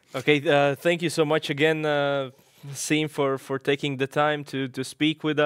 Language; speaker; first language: English; non-native, fluent; Latvian